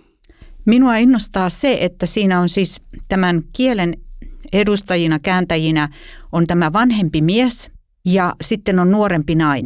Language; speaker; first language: Finnish; native; Finnish